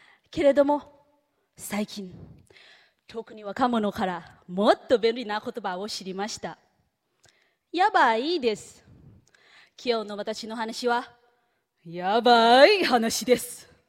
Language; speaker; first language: Japanese; non-native, fluent; Thai